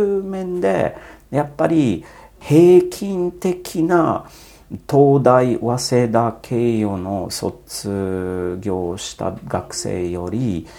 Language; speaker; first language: Japanese; non-native, fluent; Polish